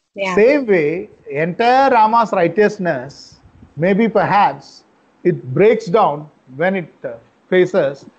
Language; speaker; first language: English; non-native, local second language; Malayalam